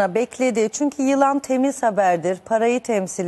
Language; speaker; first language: Turkish; native; Turkish